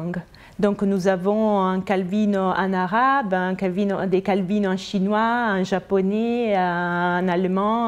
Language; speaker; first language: French; non-native, fluent; Italian